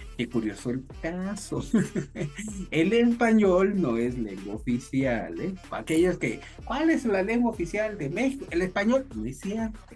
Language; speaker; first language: Spanish; native; Spanish